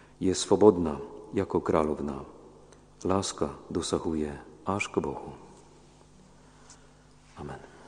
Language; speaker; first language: Czech; non-native, fluent; Polish